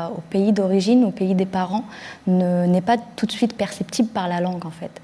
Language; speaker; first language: French; early bilingual, other home language; Arabic